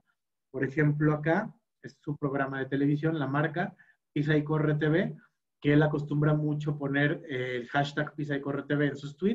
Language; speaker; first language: Spanish; native; Spanish